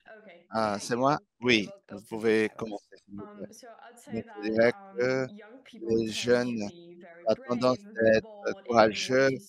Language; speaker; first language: French; non-native, fluent; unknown